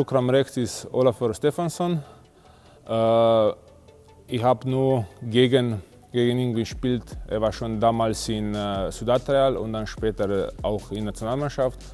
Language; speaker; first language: German; non-native, fluent; Slovenian